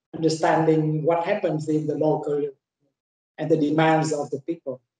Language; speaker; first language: English; non-native, fluent; Vietnamese